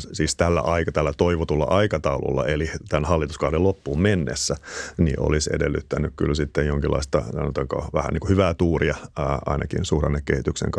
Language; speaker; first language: Finnish; native; Finnish